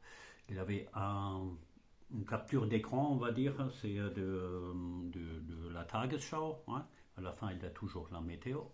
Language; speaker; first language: French; non-native, fluent; German